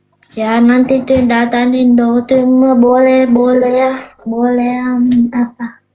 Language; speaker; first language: Indonesian; non-native, learner; Vietnamese